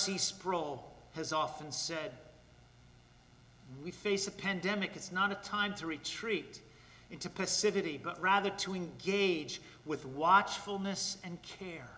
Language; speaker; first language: English; native; English